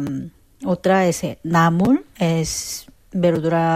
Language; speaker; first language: Spanish; non-native, fluent; Korean